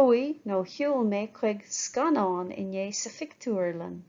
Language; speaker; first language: Irish; non-native, local second language; English